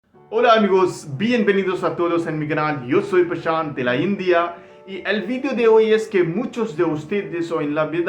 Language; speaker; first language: Spanish; non-native, learner; Hindi